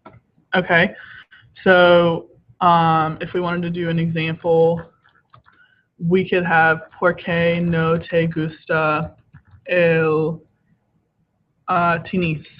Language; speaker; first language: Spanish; non-native, fluent; English